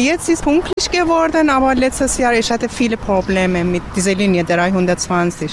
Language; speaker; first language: German; non-native, learner; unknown